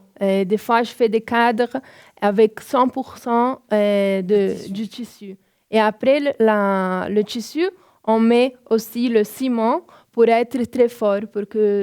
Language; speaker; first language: French; non-native, fluent; Portuguese